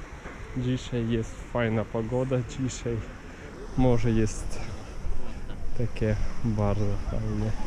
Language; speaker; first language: Polish; non-native, learner; Ukrainian